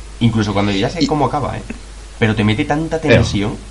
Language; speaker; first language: Spanish; native; Spanish